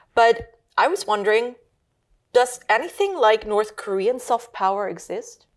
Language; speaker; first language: English; early bilingual, heritage; German